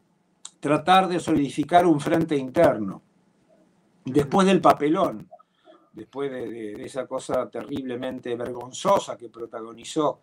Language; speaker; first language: Spanish; native; Spanish